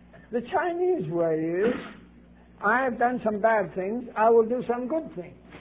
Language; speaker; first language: English; native; English